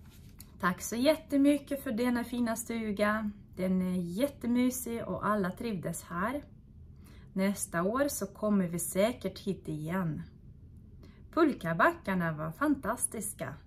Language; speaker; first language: Swedish; non-native, fluent; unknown